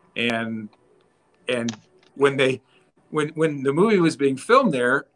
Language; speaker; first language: English; native; English